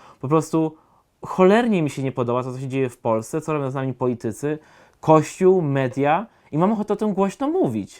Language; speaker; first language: Polish; native; Polish